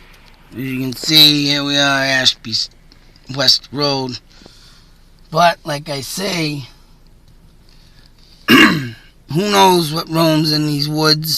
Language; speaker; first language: English; native; English